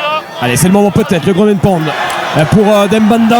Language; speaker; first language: French; native; French